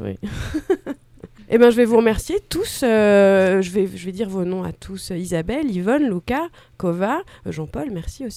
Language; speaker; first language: French; native; French